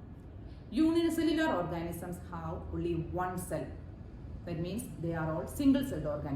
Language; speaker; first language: English; non-native, local second language; Malayalam